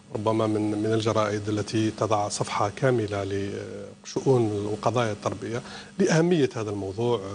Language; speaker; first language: Arabic; native; Arabic